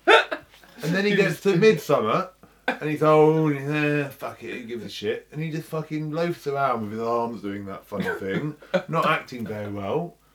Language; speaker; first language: English; native; English